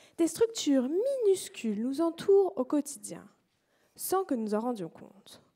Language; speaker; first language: French; native; French